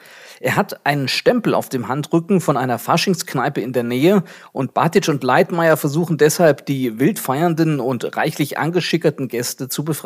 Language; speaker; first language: German; native; German